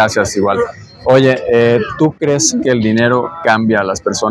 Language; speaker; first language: Spanish; native; Spanish